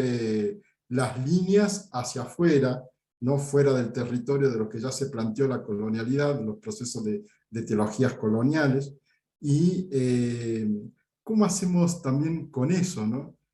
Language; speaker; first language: Spanish; native; Spanish